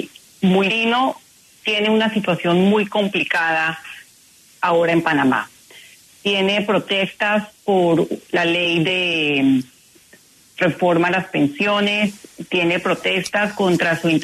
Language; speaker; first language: Spanish; native; Spanish